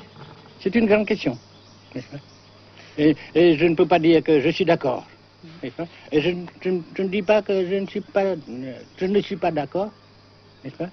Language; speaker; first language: French; non-native, local second language; Vietnamese